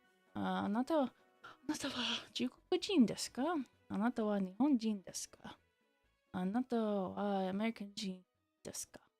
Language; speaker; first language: Japanese; non-native, learner; English